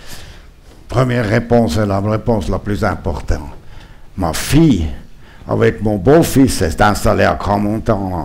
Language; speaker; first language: French; non-native, local second language; German